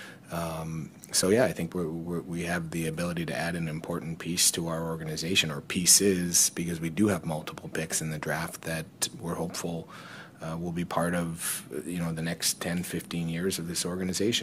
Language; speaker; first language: English; native; English